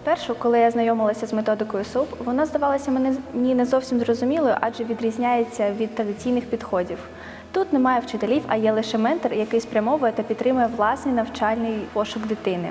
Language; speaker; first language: Ukrainian; native; Ukrainian